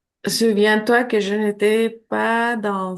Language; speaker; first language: French; non-native, fluent; Spanish